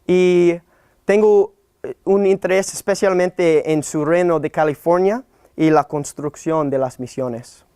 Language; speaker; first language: Spanish; non-native, learner; English